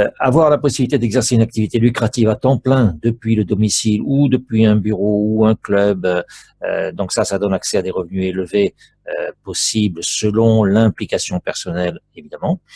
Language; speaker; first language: French; native; French